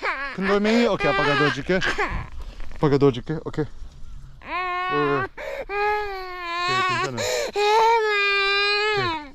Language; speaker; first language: Korean; non-native, learner; English